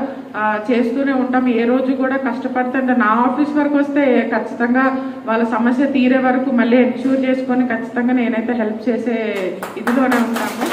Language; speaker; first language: Telugu; native; Telugu